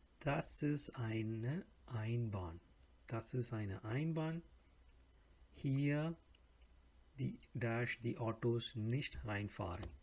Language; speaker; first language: German; non-native, learner; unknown